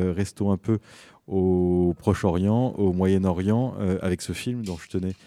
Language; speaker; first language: French; native; French